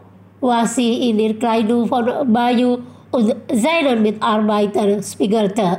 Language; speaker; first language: German; non-native, learner; Indonesian